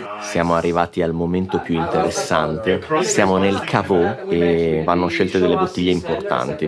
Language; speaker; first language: Italian; native; Italian